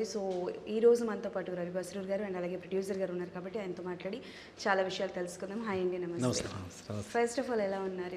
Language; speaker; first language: Telugu; native; Telugu